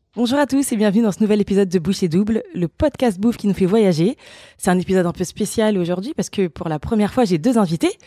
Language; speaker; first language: French; native; French